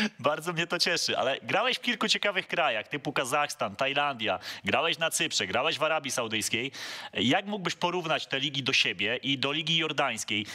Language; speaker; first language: Polish; native; Polish